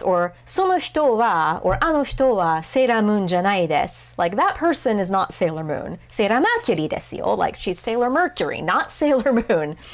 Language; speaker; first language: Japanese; non-native, fluent; English